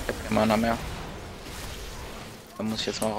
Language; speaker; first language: German; native; German